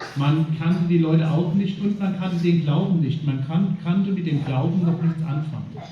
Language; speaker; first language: German; native; German